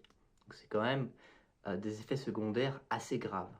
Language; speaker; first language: French; native; French